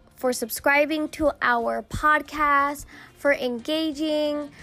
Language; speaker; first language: English; early bilingual, other home language; Spanish